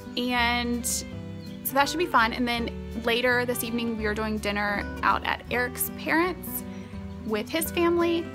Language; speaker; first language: English; native; English